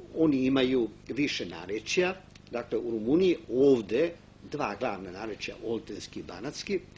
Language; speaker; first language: Bosnian; non-native, local second language; Romanian